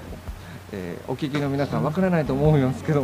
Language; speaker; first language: Japanese; native; Japanese